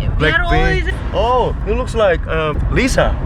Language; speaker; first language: English; non-native, learner; Korean